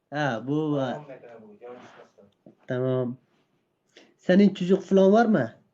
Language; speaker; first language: Turkish; non-native, fluent; Persian